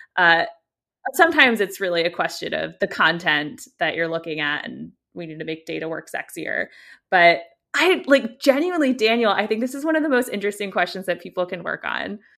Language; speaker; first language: English; native; English